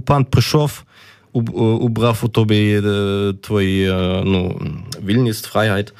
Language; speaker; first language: Ukrainian; non-native, learner; German